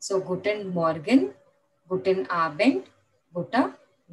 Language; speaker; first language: German; non-native, fluent; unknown